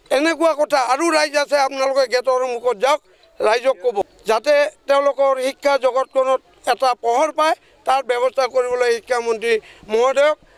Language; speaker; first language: Assamese; native; Assamese